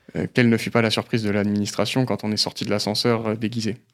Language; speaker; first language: French; native; French